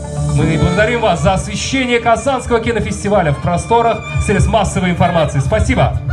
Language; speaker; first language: Russian; native; Russian